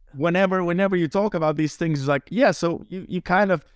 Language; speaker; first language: English; non-native, fluent; Lithuanian